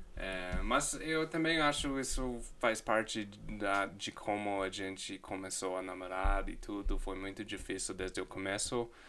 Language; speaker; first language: Portuguese; non-native, fluent; English